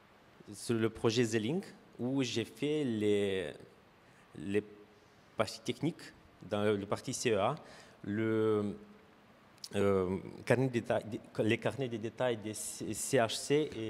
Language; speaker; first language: French; non-native, fluent; Romanian